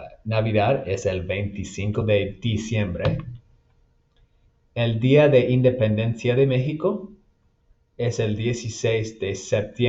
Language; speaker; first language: Spanish; non-native, fluent; English